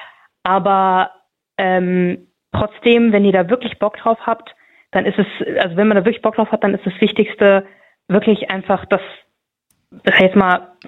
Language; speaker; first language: German; native; German